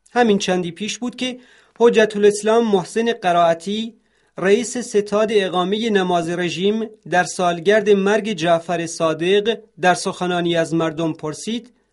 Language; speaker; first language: Persian; non-native, local second language; Central Kurdish